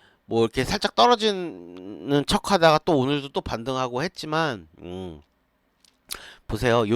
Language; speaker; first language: Korean; native; Korean